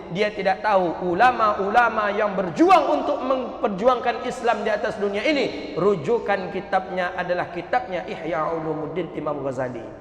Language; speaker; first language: Malay; non-native, local second language; Minangkabau